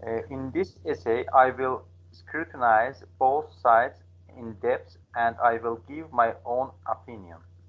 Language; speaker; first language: English; non-native, learner; Azerbaijani